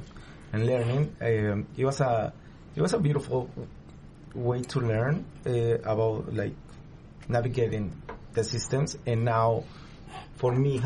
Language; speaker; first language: English; non-native, fluent; Spanish